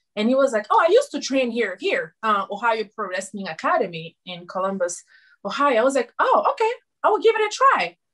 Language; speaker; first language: English; non-native, fluent; Susu